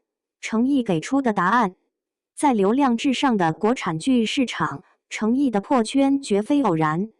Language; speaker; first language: Chinese; native; Chinese